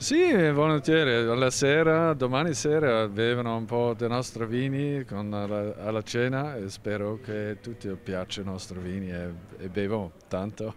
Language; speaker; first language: Italian; non-native, learner; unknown